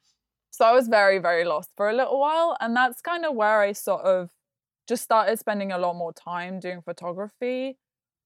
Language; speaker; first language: English; non-native, fluent; Lithuanian